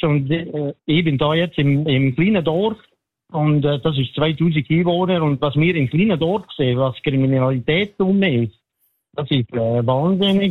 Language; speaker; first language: German; non-native, fluent; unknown